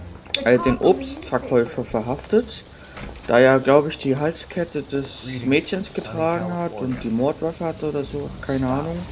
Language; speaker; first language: German; native; German